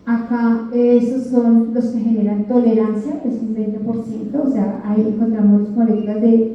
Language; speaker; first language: Spanish; native; Spanish